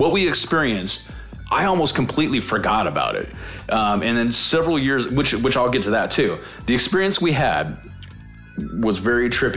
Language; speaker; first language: English; native; English